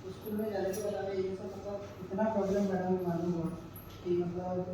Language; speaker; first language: Hindi; non-native, local second language; Bangla